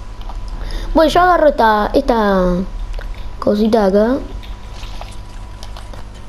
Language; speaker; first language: Spanish; native; Spanish